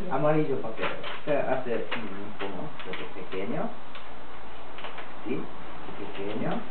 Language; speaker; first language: Spanish; non-native, learner; Japanese